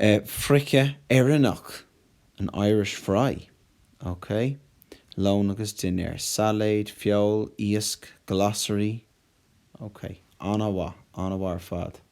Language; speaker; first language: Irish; non-native, local second language; English